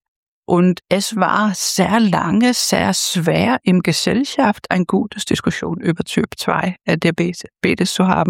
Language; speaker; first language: German; non-native, fluent; Danish